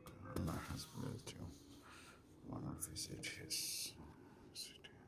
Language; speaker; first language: English; non-native, fluent; Bangla